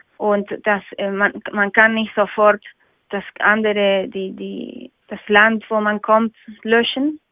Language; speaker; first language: German; non-native, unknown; Spanish